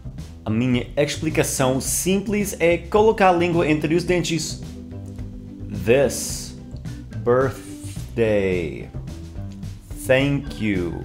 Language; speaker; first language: Portuguese; non-native, fluent; English